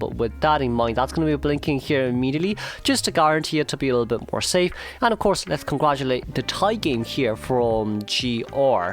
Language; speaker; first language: English; non-native, fluent; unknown